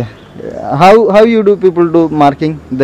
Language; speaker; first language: English; non-native, local second language; Malayalam